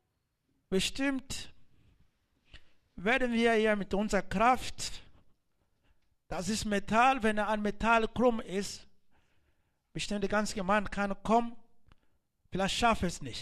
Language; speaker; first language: German; non-native, learner; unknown